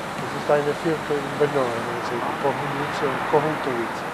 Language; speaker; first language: German; non-native, learner; Czech